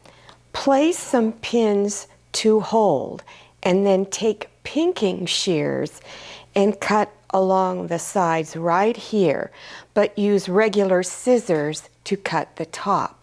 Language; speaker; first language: English; native; English